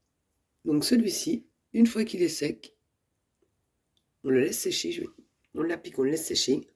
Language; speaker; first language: French; native; French